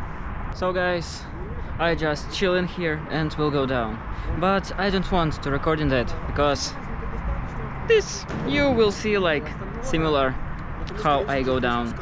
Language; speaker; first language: English; non-native, learner; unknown